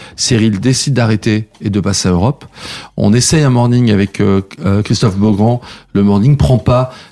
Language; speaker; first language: French; native; French